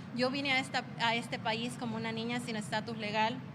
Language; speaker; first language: Spanish; early bilingual, other home language; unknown